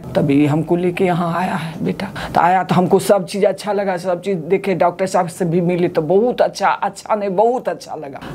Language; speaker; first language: Hindi; native; Hindi